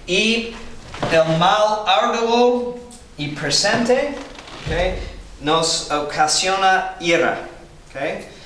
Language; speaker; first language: Spanish; non-native, fluent; English